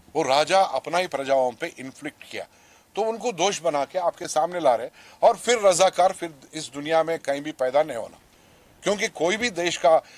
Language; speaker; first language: Hindi; non-native, local second language; Telugu